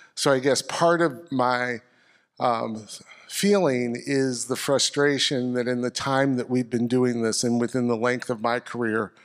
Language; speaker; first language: English; native; English